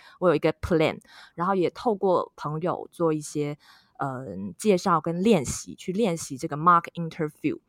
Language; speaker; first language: Chinese; native; Chinese